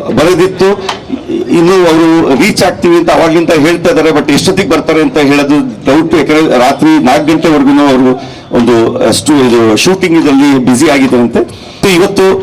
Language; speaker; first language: Kannada; native; Kannada